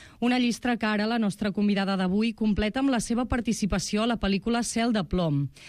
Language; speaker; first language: Catalan; native; Catalan